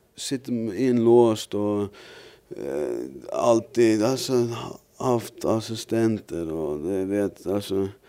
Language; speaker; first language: Swedish; native; Swedish